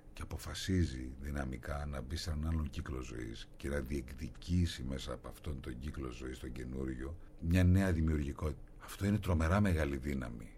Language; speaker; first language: Greek; native; Greek